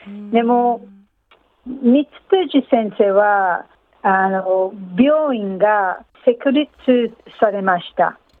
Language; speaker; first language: Japanese; non-native, learner; English